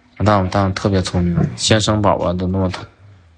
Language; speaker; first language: Chinese; native; Chinese